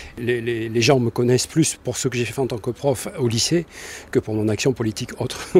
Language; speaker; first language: French; native; French